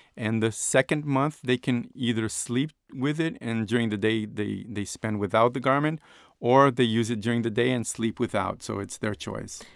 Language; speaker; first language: English; non-native, fluent; Portuguese